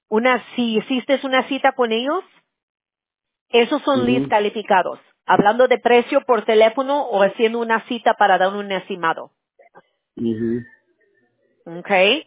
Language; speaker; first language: Spanish; early bilingual, heritage; Spanish